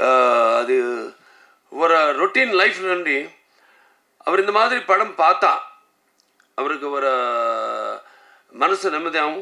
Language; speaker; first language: Tamil; non-native, local second language; Telugu